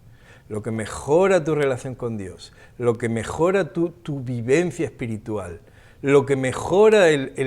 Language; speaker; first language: Spanish; native; Spanish